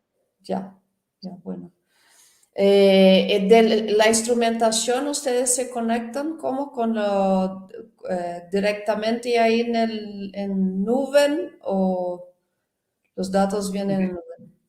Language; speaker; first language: Spanish; non-native, fluent; Portuguese